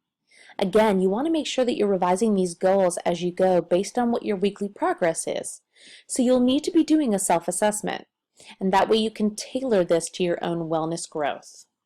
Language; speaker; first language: English; native; English